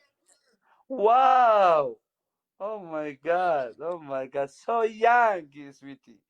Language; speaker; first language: English; non-native, learner; Somali